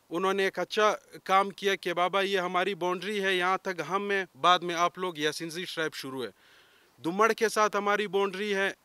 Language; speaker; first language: Urdu; non-native, local second language; Pashto